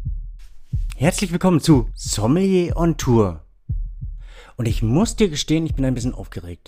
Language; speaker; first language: German; native; German